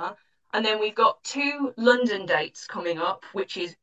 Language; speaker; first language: English; native; English